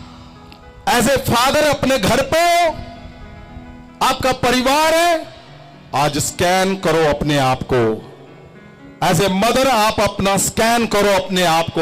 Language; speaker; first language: Hindi; non-native, local second language; Punjabi